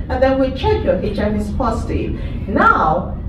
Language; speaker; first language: English; native; English